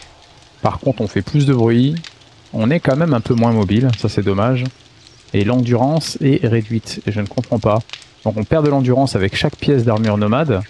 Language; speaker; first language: French; native; French